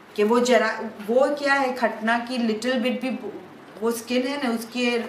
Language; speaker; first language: Hindi; non-native, local second language; Gujarati